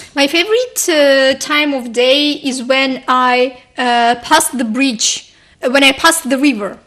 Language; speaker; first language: English; non-native, fluent; Ukrainian